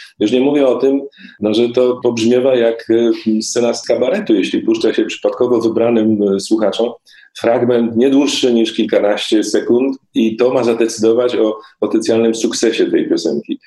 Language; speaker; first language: Polish; native; Polish